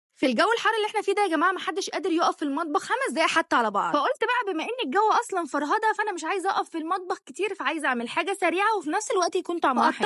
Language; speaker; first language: Arabic; native; Arabic